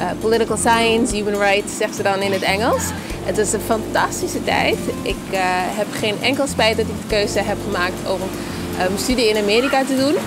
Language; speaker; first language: Dutch; early bilingual, other home language; Papiamento